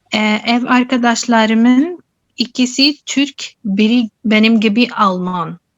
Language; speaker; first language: Turkish; non-native, learner; Urdu